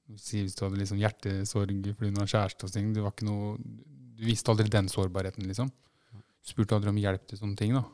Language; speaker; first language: Norwegian; native; Norwegian